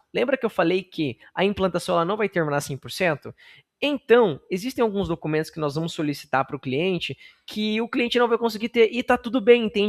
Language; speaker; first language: Portuguese; native; Portuguese